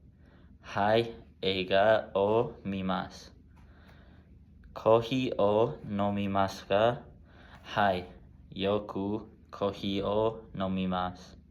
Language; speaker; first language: Japanese; non-native, learner; English